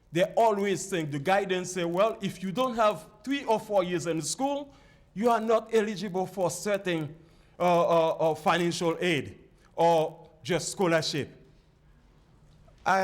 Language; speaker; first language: English; non-native, fluent; Haitian Creole